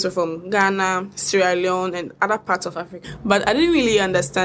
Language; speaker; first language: English; non-native, local second language; Akan